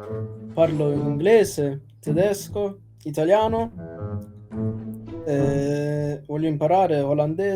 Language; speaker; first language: Italian; early bilingual, heritage; Italian